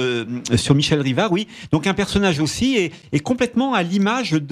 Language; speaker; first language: French; native; French